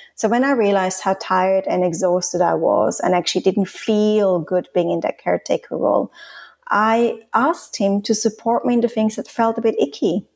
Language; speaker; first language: English; non-native, fluent; Swiss German